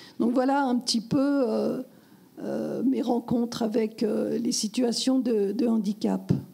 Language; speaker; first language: French; native; French